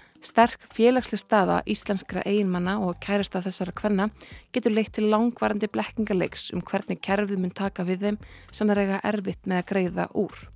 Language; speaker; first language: Icelandic; native; Icelandic